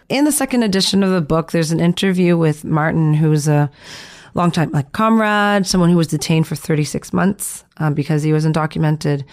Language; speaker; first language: English; early bilingual, other home language; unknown